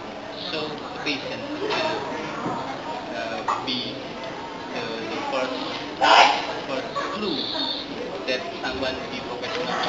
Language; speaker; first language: English; non-native, learner; Indonesian